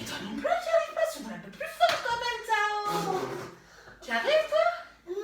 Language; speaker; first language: French; native; French